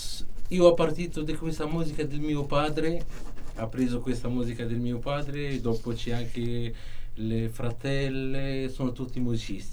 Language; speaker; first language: Italian; non-native, learner; Arabic